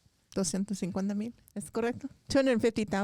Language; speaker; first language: Spanish; early bilingual, heritage; English